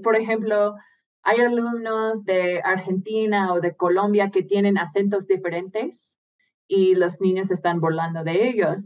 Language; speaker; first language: Spanish; non-native, fluent; English